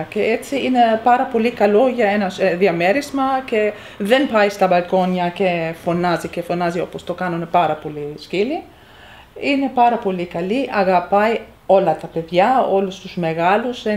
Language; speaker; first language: Greek; non-native, fluent; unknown